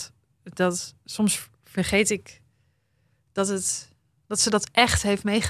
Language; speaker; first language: Dutch; native; Dutch